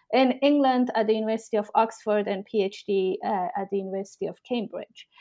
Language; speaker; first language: English; non-native, fluent; Persian